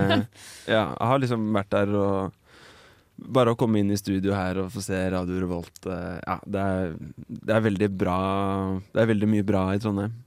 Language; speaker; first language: Norwegian; native; Norwegian